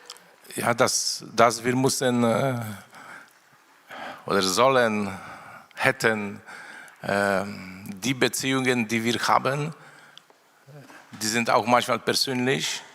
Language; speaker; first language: German; non-native, fluent; Polish